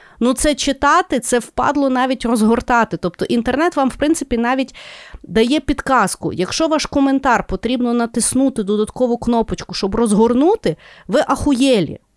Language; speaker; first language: Ukrainian; native; Ukrainian